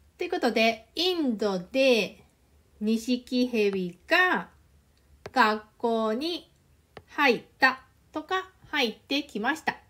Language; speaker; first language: Japanese; native; Japanese